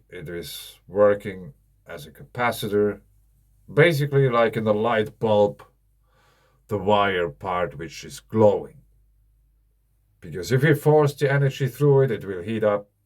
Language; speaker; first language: English; non-native, fluent; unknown